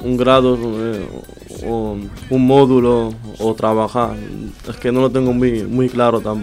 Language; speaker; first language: Spanish; early bilingual, other home language; Arabic